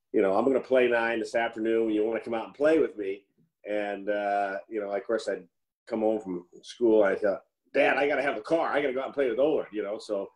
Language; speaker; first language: English; native; English